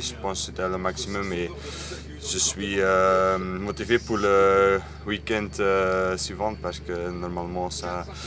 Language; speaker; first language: French; non-native, learner; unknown